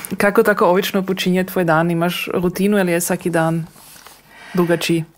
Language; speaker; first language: Croatian; native; Croatian